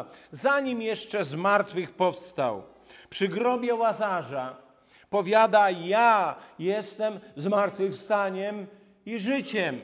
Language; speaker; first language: Polish; native; Polish